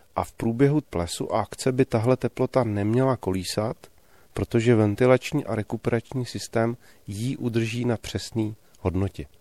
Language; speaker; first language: Czech; native; Czech